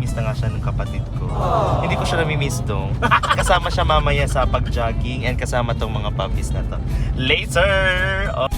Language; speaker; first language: Filipino; non-native, local second language; Bikol